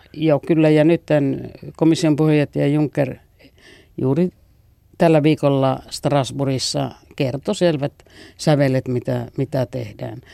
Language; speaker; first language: Finnish; native; Finnish